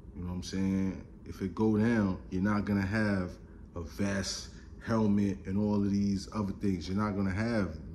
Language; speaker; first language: English; native; English